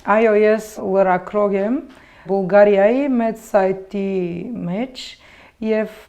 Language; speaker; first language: Armenian; early bilingual, heritage; Armenian